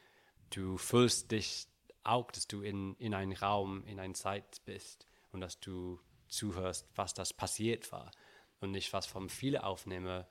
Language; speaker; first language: German; non-native, learner; English